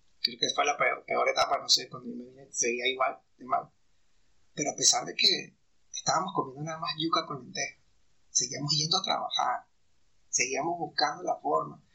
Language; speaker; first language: Spanish; native; Spanish